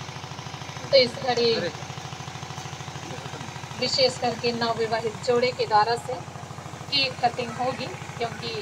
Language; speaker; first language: Hindi; non-native, local second language; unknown